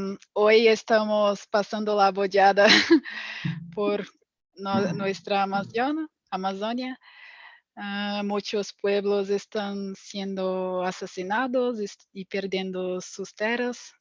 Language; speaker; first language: Spanish; non-native, fluent; Portuguese